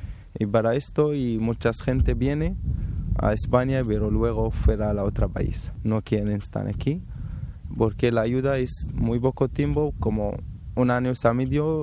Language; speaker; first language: Spanish; non-native, learner; Arabic